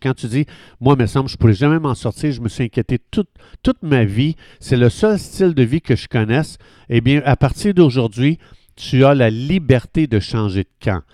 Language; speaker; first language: French; native; French